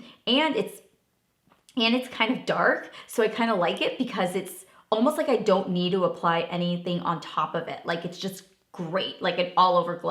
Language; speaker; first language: English; native; English